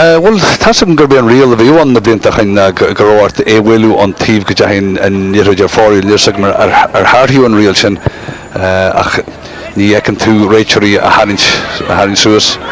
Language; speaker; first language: Irish; native; Irish